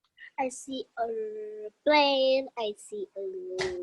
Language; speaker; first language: English; non-native, learner; Vietnamese